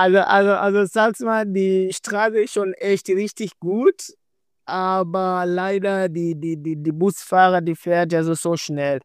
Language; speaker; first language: German; non-native, learner; Swahili